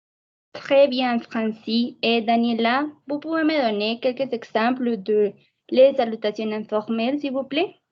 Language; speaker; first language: French; non-native, fluent; Spanish